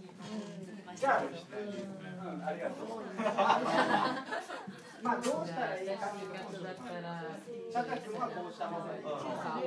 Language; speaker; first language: Japanese; native; Japanese